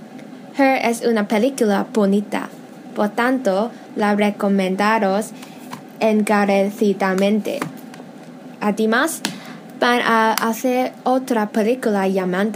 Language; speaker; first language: Spanish; non-native, learner; English